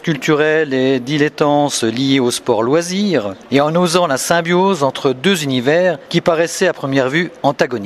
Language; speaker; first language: French; native; French